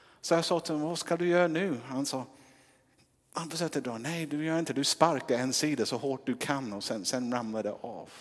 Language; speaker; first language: Swedish; non-native, fluent; English